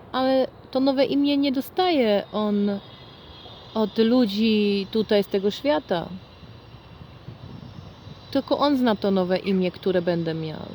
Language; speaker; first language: Polish; non-native, fluent; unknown